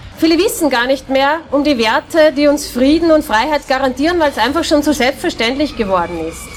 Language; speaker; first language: German; native; German